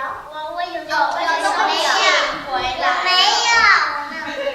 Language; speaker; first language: Chinese; early bilingual, heritage; Chinese